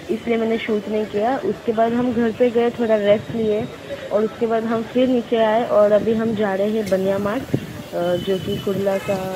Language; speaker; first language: Hindi; native; Hindi